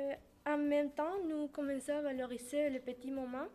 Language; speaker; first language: French; non-native, learner; Spanish